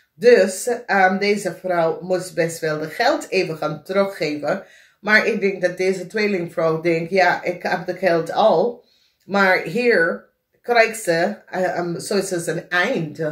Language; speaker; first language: Dutch; non-native, fluent; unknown